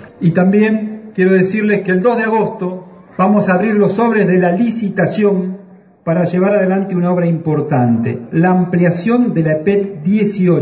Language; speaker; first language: Spanish; native; Spanish